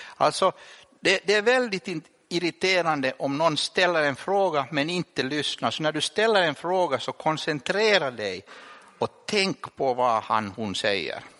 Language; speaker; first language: Swedish; native; Swedish